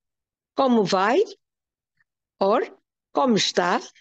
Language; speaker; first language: Portuguese; non-native, fluent; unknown